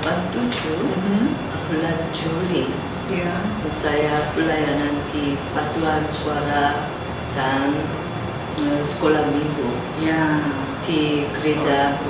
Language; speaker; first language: Indonesian; non-native, learner; Korean